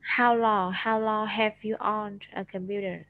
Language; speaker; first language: English; non-native, fluent; Vietnamese